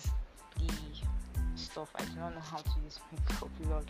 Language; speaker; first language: English; non-native, local second language; Ibibio